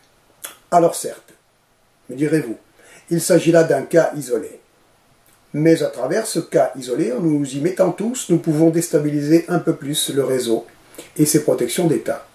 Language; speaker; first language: French; native; French